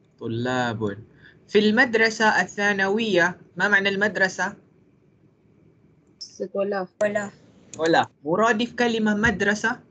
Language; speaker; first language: Arabic; non-native, fluent; Malay